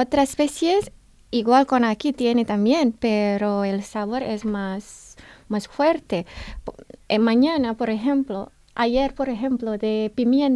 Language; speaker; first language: Spanish; non-native, learner; Indonesian